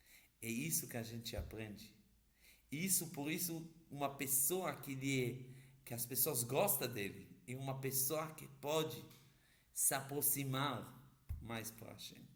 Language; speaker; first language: Portuguese; non-native, fluent; Hebrew